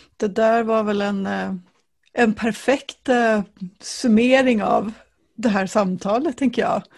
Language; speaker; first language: Swedish; native; Swedish